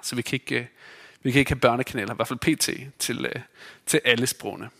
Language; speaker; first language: Danish; native; Danish